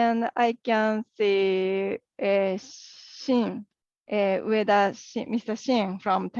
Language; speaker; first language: English; non-native, learner; Japanese